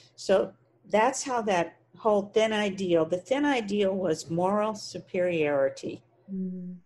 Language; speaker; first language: English; native; English